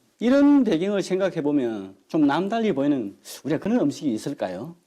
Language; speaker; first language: Korean; native; Korean